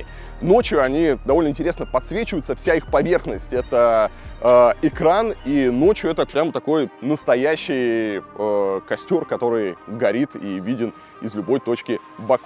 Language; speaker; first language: Russian; native; Russian